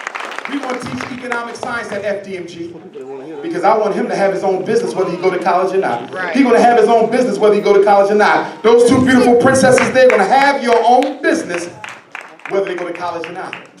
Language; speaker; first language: English; native; English